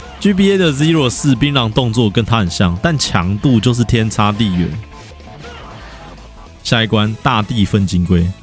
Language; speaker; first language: Chinese; native; Chinese